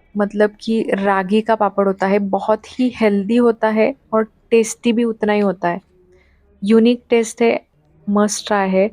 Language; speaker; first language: Hindi; non-native, local second language; Marathi